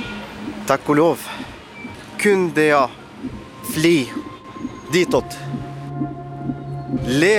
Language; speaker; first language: Swedish; non-native, fluent; Arabic